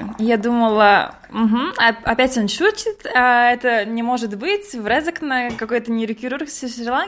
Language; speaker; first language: Russian; non-native, local second language; Latvian